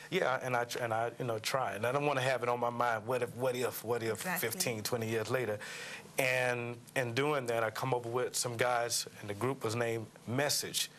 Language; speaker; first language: English; native; English